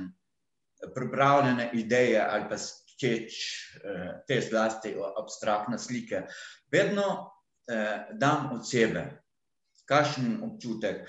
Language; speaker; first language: Slovenian; non-native, fluent; Arabic